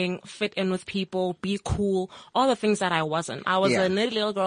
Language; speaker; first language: English; non-native, local second language; Tswana